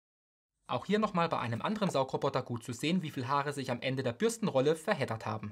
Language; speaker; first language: German; native; German